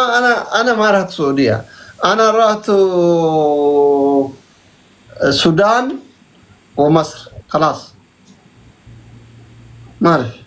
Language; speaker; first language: Arabic; non-native, learner; Oromo